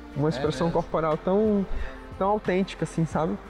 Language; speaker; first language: Portuguese; native; Portuguese